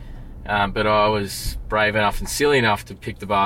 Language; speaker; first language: English; native; English